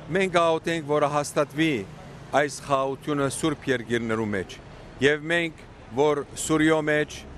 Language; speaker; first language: Armenian; early bilingual, heritage; Armenian